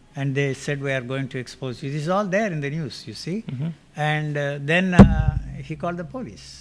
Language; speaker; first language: English; non-native, local second language; Telugu